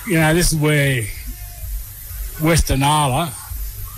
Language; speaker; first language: English; native; English